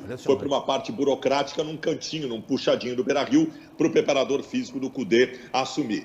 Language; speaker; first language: Portuguese; native; Portuguese